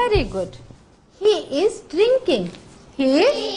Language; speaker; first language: English; non-native, fluent; Gujarati